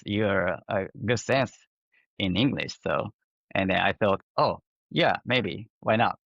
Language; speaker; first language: English; non-native, fluent; Japanese